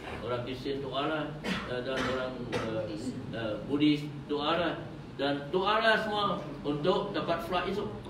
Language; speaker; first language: Indonesian; non-native, learner; Khmer